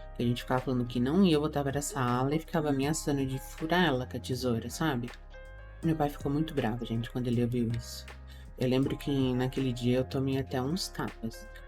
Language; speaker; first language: Portuguese; native; Portuguese